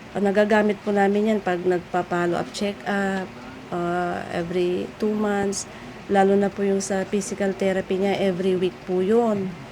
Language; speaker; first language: Filipino; native; Filipino